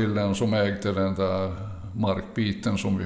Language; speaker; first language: Swedish; early bilingual, other home language; Finnish